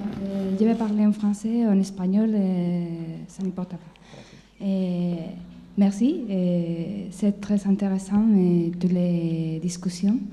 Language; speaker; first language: French; non-native, fluent; Spanish